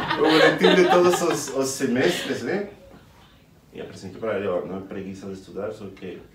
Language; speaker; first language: Portuguese; non-native, fluent; Spanish